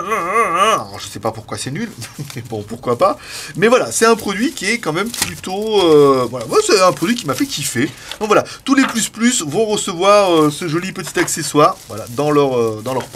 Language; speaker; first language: French; native; French